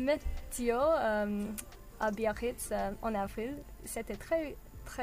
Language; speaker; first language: French; non-native, learner; English